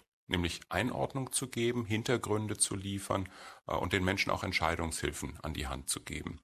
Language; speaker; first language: German; native; German